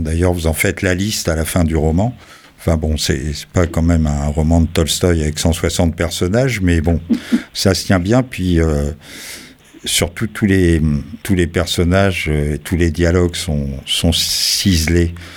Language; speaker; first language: French; native; French